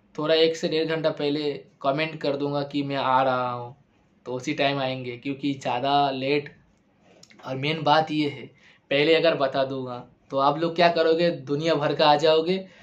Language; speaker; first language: Hindi; non-native, local second language; Bangla